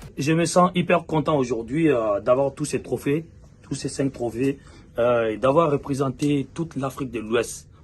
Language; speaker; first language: French; non-native, local second language; Bambara